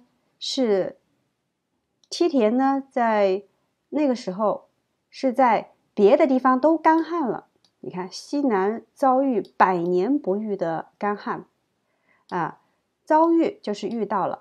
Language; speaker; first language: Chinese; native; Chinese